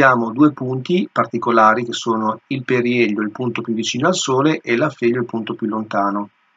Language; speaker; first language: Italian; native; Italian